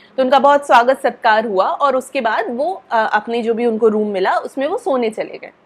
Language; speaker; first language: Hindi; native; Hindi